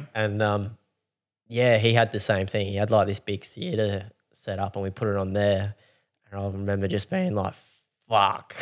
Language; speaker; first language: English; native; English